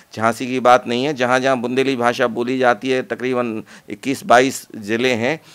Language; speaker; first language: Hindi; native; Hindi